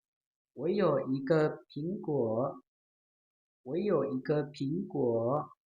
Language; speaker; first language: Chinese; non-native, learner; Lao